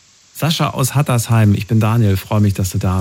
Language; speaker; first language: German; native; German